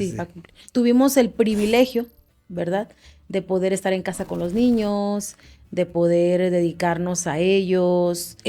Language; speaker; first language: Spanish; native; Spanish